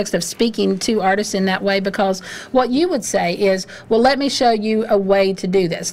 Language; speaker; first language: English; native; English